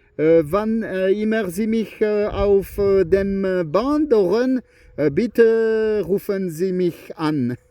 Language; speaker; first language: German; non-native, learner; French